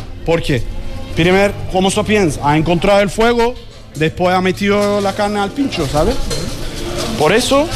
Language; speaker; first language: Spanish; non-native, learner; Turkish